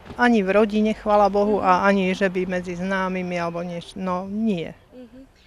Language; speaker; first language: Slovak; native; Slovak